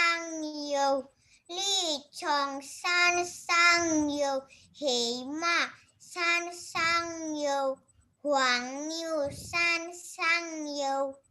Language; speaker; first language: Chinese; non-native, learner; Indonesian